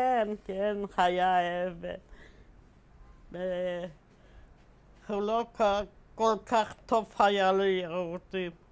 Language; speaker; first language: Hebrew; non-native, fluent; Polish